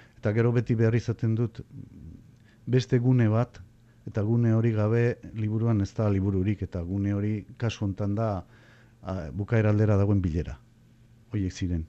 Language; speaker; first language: Basque; native; Basque